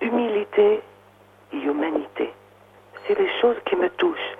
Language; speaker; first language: French; non-native, fluent; Portuguese